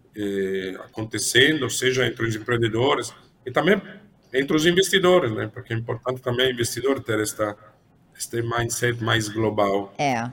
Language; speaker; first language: Portuguese; non-native, fluent; Italian